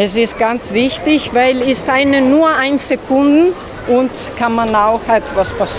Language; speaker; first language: German; non-native, learner; Italian